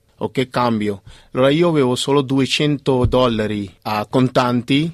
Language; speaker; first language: Italian; non-native, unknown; Punjabi